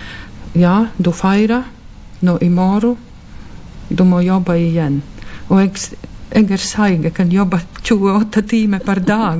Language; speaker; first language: Norwegian; non-native, fluent; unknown